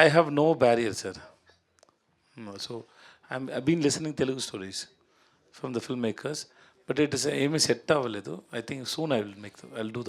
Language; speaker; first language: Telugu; non-native, learner; Tamil